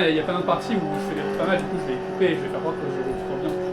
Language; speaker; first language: French; native; French